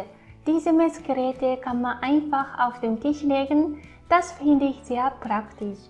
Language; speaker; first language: German; non-native, fluent; Japanese